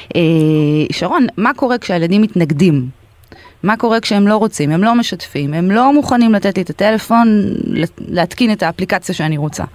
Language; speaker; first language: Hebrew; native; Hebrew